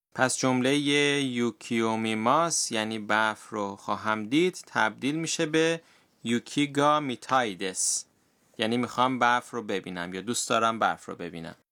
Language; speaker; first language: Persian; native; Persian